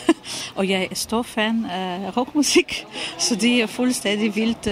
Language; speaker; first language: Danish; non-native, fluent; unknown